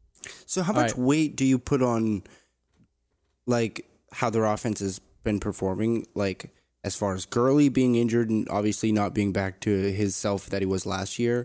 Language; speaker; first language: English; native; English